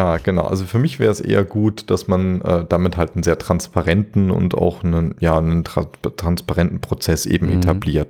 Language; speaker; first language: German; native; German